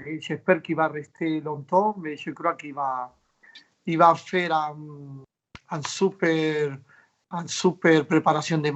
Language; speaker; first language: French; non-native, fluent; Spanish